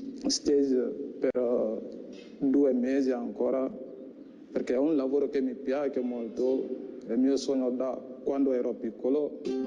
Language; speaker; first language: Italian; non-native, learner; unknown